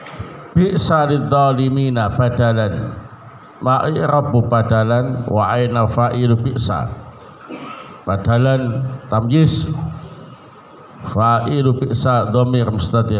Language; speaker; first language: Arabic; non-native, learner; Indonesian